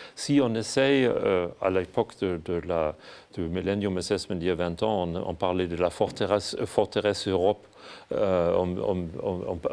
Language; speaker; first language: French; non-native, fluent; German